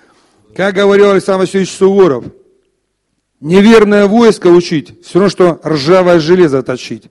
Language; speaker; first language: Russian; native; Russian